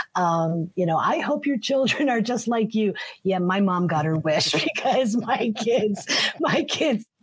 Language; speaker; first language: English; native; English